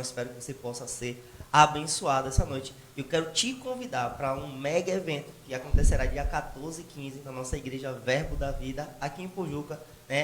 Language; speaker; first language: Portuguese; native; Portuguese